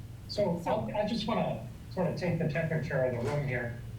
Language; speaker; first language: English; native; English